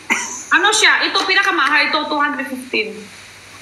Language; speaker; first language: Filipino; non-native, local second language; Cebuano